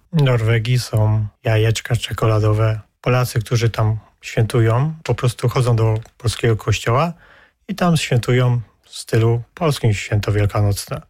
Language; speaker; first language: Polish; native; Polish